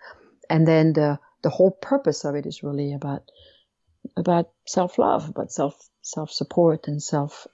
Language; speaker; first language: English; non-native, fluent; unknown